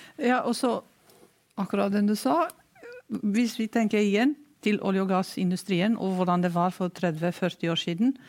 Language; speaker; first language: Norwegian; non-native, fluent; Romanian